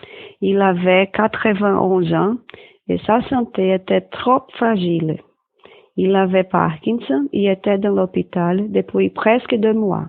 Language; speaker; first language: French; non-native, fluent; Portuguese